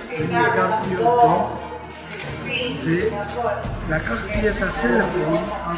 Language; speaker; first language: Hebrew; non-native, fluent; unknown